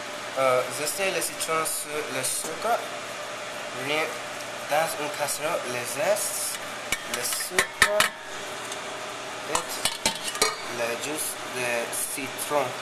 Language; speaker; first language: French; non-native, learner; Spanish